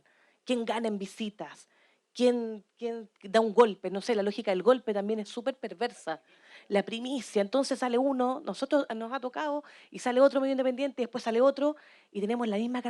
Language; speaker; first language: Spanish; native; Spanish